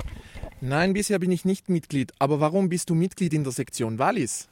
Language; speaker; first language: German; native; German